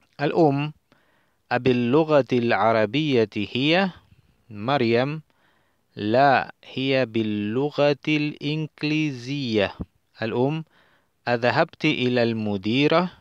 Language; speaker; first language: Arabic; non-native, fluent; Spanish